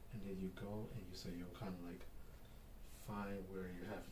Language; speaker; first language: English; native; English